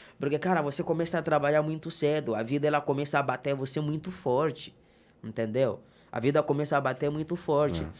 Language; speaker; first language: Portuguese; non-native, local second language; Makhuwa